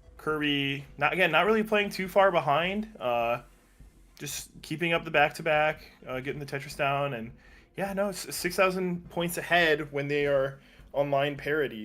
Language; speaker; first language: English; native; English